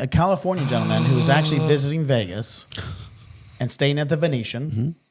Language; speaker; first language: English; native; English